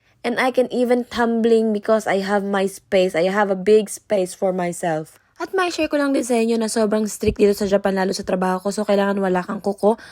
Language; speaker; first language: Filipino; native; Filipino